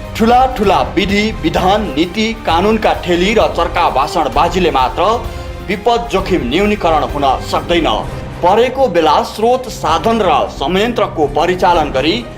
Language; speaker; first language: Nepali; native; Nepali